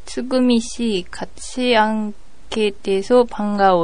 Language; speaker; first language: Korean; non-native, learner; Japanese